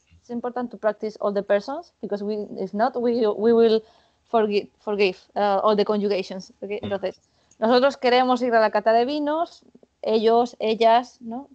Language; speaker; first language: Spanish; native; Spanish